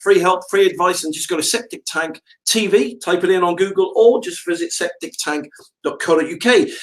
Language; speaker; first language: English; native; English